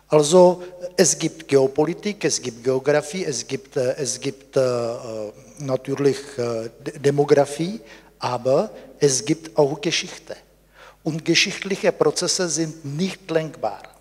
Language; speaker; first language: German; non-native, fluent; Czech